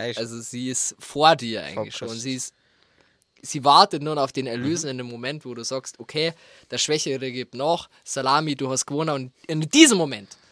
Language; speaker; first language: German; non-native, local second language; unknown